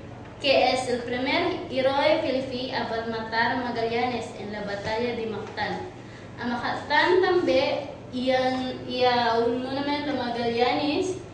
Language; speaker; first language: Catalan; non-native, learner; Cebuano